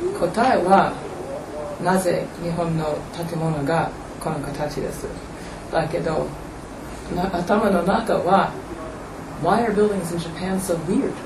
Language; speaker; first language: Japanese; non-native, learner; English